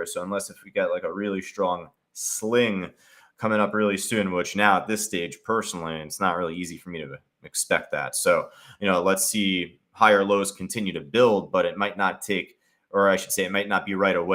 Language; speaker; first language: English; native; English